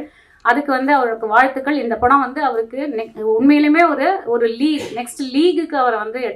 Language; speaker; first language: Tamil; native; Tamil